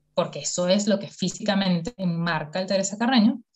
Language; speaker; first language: Spanish; native; Spanish